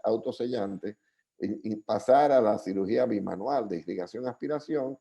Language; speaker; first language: Spanish; native; Spanish